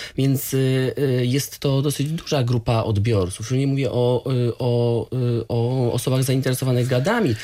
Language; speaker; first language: Polish; native; Polish